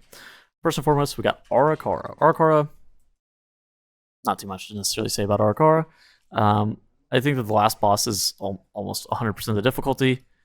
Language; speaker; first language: English; native; English